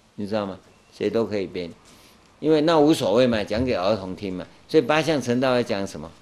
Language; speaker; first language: Chinese; non-native, local second language; Min Nan Chinese